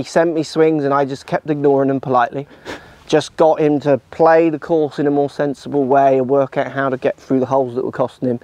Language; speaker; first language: English; native; English